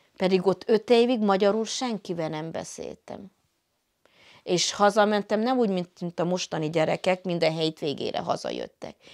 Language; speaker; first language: Hungarian; native; Hungarian